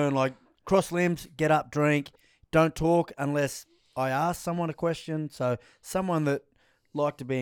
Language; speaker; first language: English; native; English